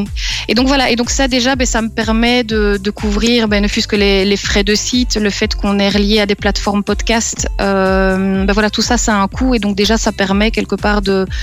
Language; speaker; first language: French; native; French